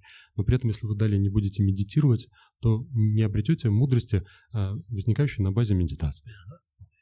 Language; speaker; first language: Russian; native; Russian